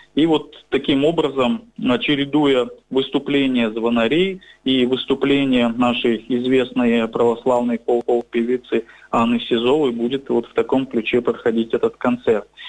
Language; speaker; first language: Russian; native; Russian